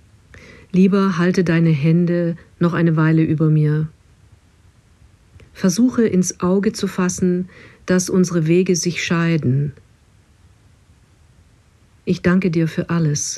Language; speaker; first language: German; non-native, fluent; English